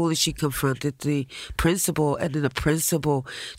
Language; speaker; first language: English; early bilingual, other home language; Spanish